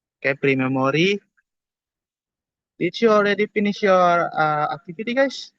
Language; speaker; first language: English; non-native, learner; Indonesian